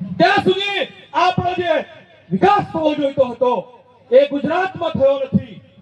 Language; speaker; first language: Gujarati; non-native, local second language; Bhili